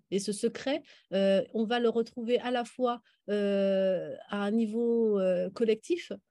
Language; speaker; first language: French; native; French